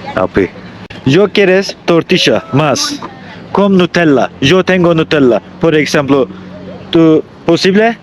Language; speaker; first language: Spanish; non-native, learner; Turkish